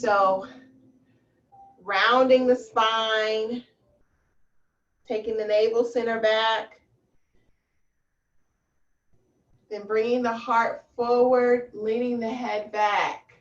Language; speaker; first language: English; native; English